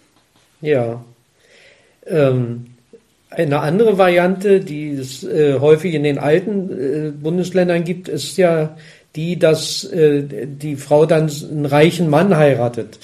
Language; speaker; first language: German; native; German